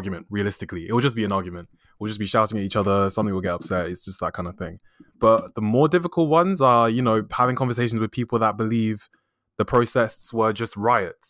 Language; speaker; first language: English; native; English